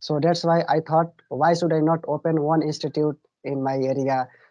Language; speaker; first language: English; non-native, learner; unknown